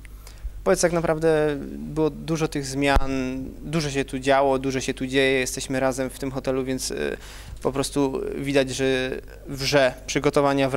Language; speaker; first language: Polish; native; Polish